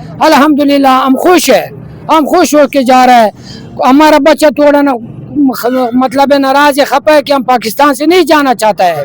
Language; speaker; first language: Hindi; non-native, learner; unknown